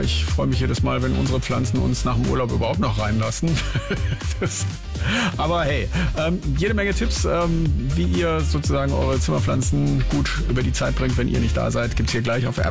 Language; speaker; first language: German; native; German